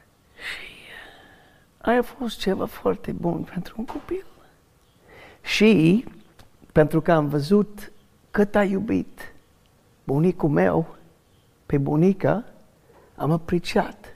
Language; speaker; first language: Romanian; non-native, learner; English